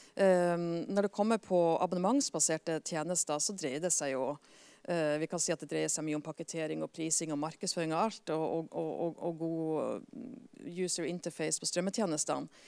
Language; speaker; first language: Norwegian; native; Norwegian